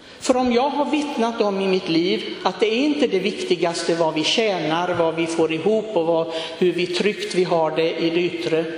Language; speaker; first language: Swedish; non-native, fluent; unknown